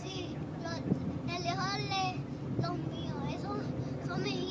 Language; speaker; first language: Spanish; early bilingual, heritage; Spanish